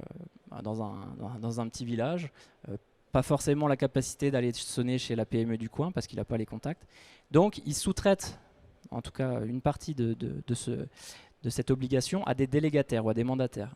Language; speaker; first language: French; native; French